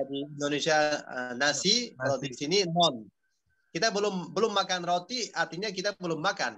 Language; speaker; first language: Indonesian; non-native, fluent; Uzbek